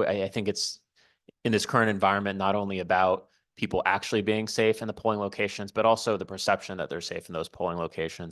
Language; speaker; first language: English; native; English